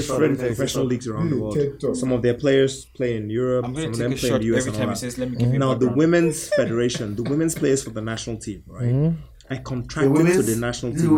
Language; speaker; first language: English; non-native, local second language; Igbo